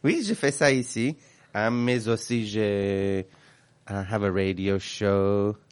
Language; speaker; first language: French; non-native, learner; English